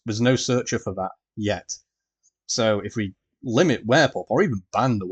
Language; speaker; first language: English; native; English